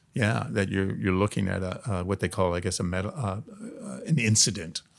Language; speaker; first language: English; native; English